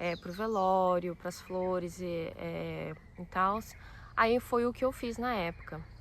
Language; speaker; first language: Portuguese; early bilingual, other home language; Japanese